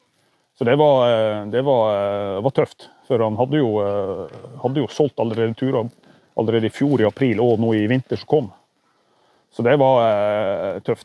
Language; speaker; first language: Norwegian; native; Norwegian